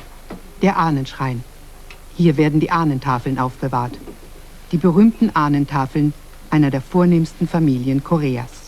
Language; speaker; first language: German; native; German